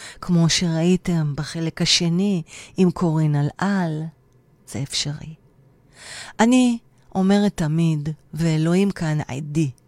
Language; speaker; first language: Hebrew; native; Hebrew